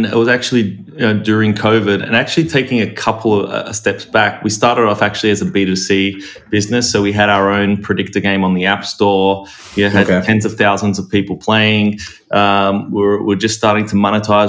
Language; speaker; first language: English; native; English